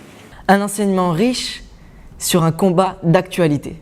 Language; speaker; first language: French; native; French